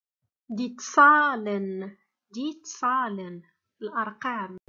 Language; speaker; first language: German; non-native, fluent; Arabic